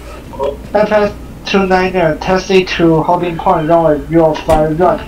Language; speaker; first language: English; non-native, fluent; Chinese